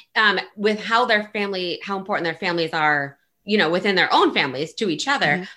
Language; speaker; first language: English; early bilingual, other home language; Italian